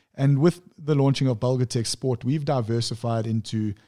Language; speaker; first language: English; native; English